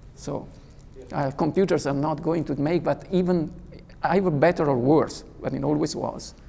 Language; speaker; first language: English; non-native, fluent; Italian